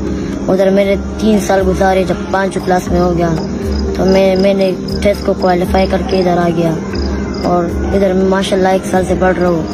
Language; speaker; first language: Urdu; non-native, local second language; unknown